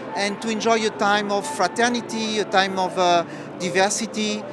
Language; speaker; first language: English; non-native, fluent; French